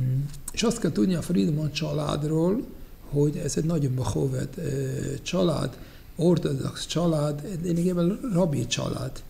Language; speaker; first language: Hungarian; non-native, fluent; English